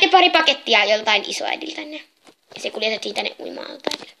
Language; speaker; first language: Finnish; native; Finnish